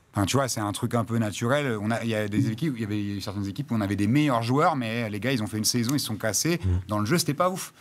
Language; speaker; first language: French; native; French